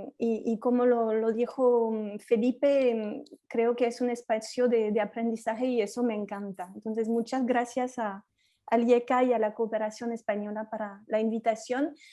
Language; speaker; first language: Spanish; non-native, fluent; French